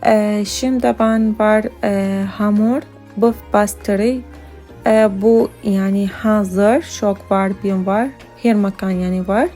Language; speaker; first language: Turkish; non-native, learner; Arabic